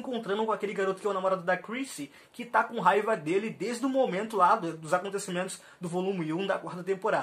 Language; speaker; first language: Portuguese; native; Portuguese